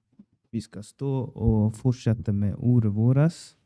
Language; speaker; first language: Swedish; non-native, learner; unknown